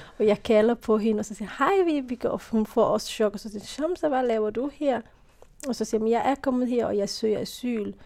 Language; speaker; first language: Danish; non-native, fluent; Somali